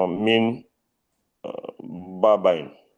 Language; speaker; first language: Arabic; non-native, learner; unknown